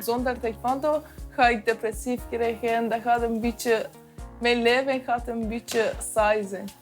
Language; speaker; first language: Dutch; non-native, learner; Persian